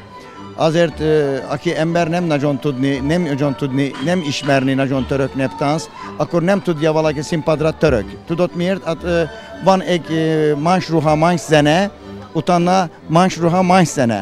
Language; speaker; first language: Hungarian; non-native, learner; Turkish